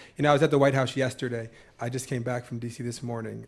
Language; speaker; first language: English; native; English